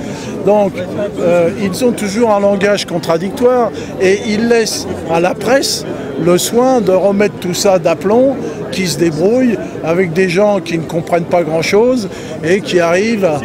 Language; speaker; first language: French; native; French